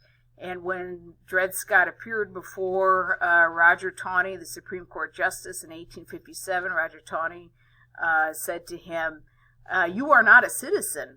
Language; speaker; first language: English; native; English